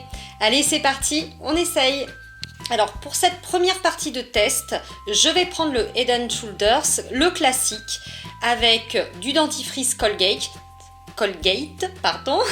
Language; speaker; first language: French; native; French